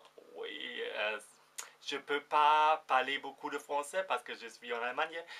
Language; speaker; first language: French; non-native, fluent; German